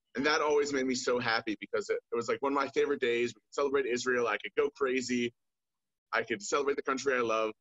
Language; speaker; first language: English; native; English